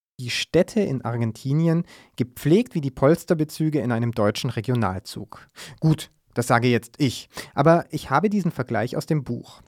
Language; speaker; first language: German; native; German